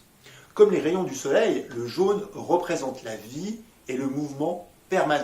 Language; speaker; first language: French; native; French